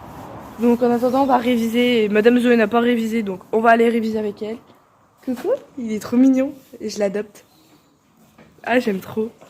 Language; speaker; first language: French; native; French